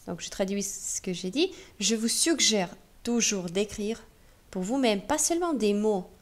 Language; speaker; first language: French; non-native, fluent; Russian